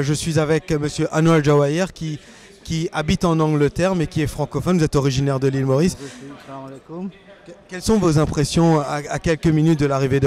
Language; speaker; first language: French; native; French